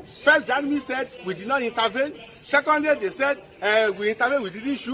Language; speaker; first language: English; non-native, local second language; Yoruba